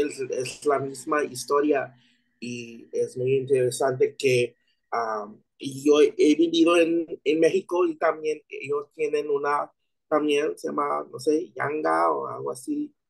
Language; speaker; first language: Spanish; non-native, learner; English